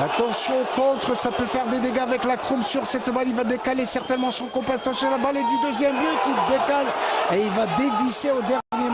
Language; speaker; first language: French; non-native, local second language; Arabic